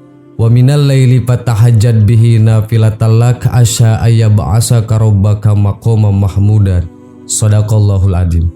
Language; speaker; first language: Indonesian; native; Indonesian